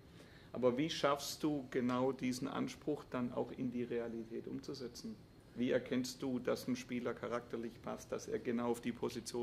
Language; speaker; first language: German; native; German